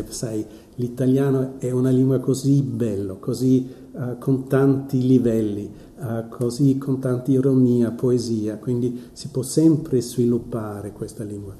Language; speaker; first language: Italian; non-native, fluent; German